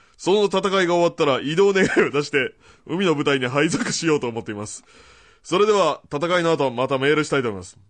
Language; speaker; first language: Japanese; native; Japanese